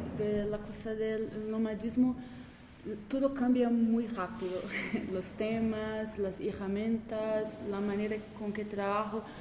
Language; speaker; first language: Spanish; non-native, learner; Portuguese